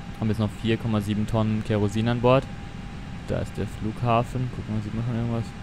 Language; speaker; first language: German; native; German